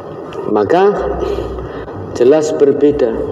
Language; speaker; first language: Indonesian; non-native, local second language; Javanese